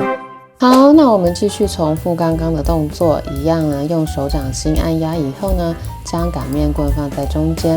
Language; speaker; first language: Chinese; native; Chinese